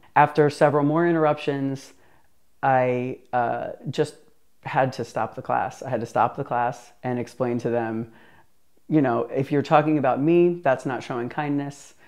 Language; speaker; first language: English; native; English